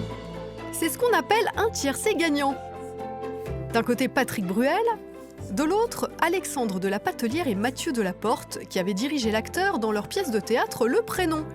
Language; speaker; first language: French; native; French